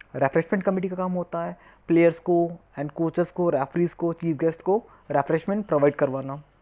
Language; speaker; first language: Hindi; native; Hindi